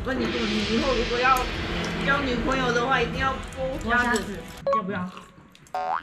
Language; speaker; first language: Chinese; non-native, fluent; Korean